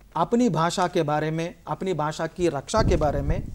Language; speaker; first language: Hindi; non-native, local second language; Telugu